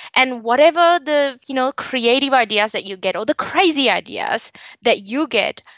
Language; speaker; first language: English; non-native, local second language; Sinhala